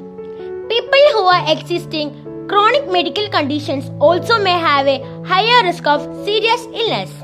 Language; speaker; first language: English; non-native, local second language; Malayalam